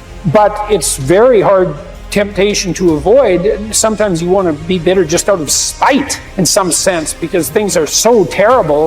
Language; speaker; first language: English; native; English